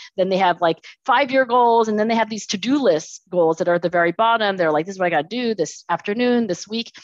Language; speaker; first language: English; native; English